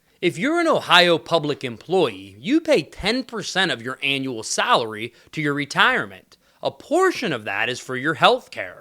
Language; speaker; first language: English; native; English